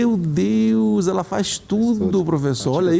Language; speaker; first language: Portuguese; native; Portuguese